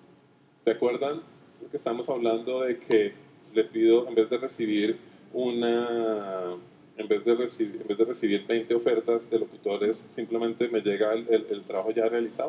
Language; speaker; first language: Spanish; native; Spanish